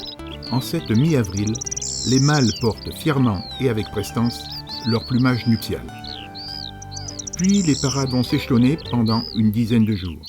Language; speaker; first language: French; native; French